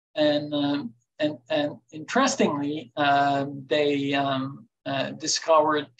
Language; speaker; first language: English; non-native, fluent; Turkish